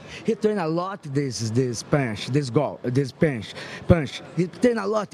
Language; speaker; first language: English; non-native, fluent; Portuguese